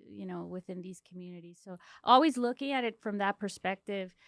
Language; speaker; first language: English; early bilingual, other home language; Spanish